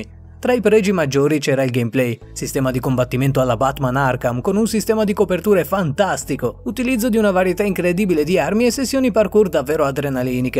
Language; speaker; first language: Italian; native; Italian